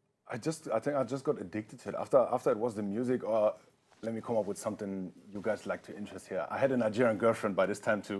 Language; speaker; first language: English; non-native, fluent; German